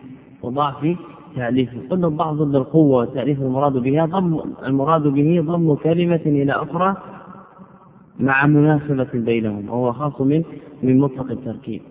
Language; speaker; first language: Arabic; native; Arabic